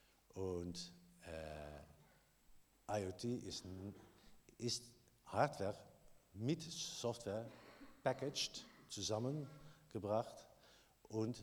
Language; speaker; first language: German; non-native, learner; Dutch